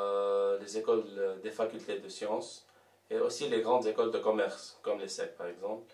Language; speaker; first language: French; non-native, local second language; Arabic